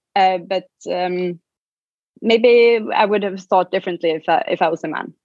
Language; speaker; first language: English; non-native, fluent; Norwegian